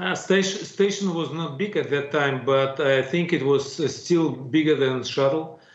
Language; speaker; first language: English; non-native, fluent; Russian